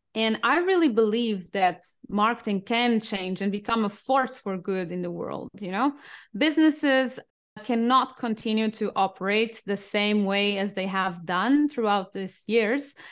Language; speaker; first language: English; non-native, fluent; Portuguese